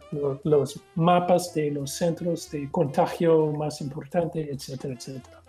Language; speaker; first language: Spanish; non-native, fluent; English